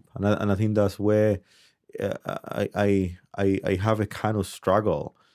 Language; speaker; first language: English; early bilingual, other home language; Spanish